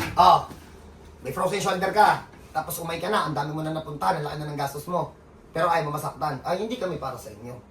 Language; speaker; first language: Filipino; native; Filipino